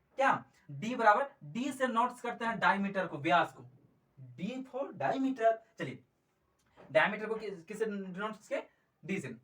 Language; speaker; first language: Hindi; native; Hindi